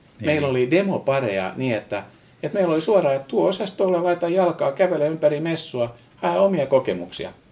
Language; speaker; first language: Finnish; non-native, fluent; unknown